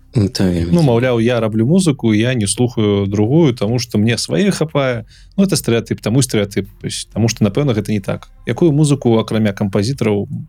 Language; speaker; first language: Belarusian; non-native, local second language; Russian